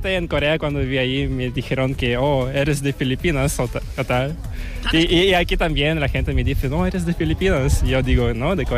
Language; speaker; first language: Spanish; non-native, fluent; Korean